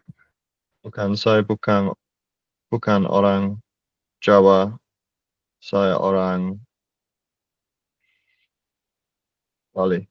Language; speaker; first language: Indonesian; non-native, learner; English